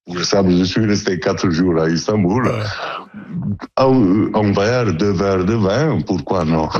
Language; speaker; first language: French; non-native, learner; Italian